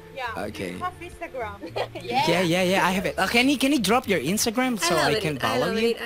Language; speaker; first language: English; non-native, learner; Indonesian